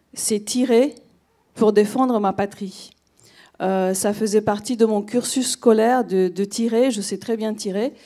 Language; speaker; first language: French; non-native, fluent; Romanian